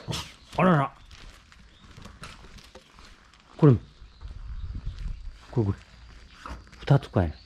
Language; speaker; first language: Japanese; native; Japanese